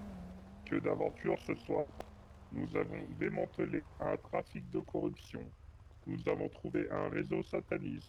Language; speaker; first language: French; native; French